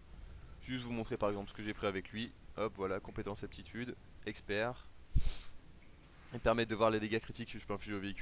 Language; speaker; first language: French; native; French